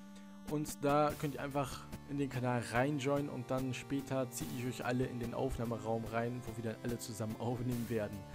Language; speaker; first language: German; native; German